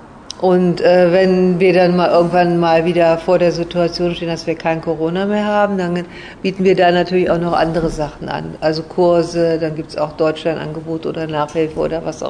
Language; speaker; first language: German; native; German